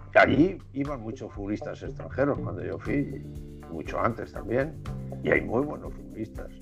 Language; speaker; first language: Spanish; native; Spanish